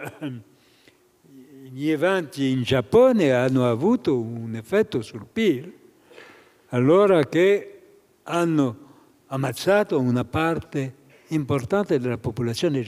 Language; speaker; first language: Italian; non-native, fluent; French